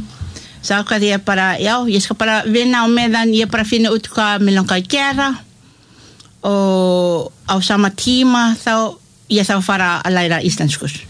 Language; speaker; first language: Icelandic; non-native, fluent; English